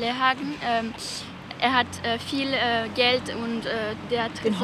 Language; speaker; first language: German; non-native, learner; French